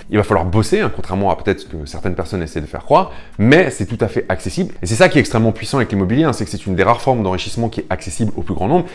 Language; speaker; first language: French; native; French